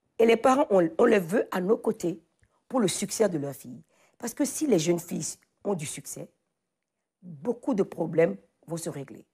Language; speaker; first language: French; non-native, local second language; Fon